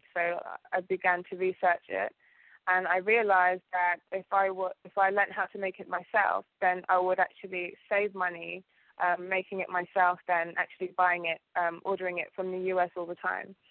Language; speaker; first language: English; early bilingual, other home language; Ganda